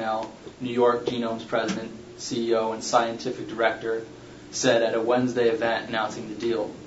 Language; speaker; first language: English; native; English